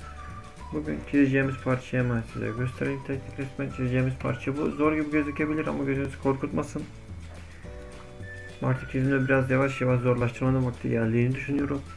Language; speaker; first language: Turkish; native; Turkish